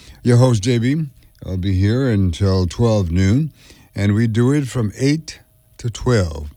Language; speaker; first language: English; early bilingual, other home language; French